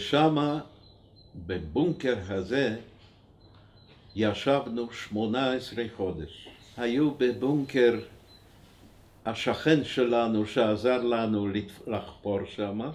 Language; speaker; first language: Hebrew; non-native, fluent; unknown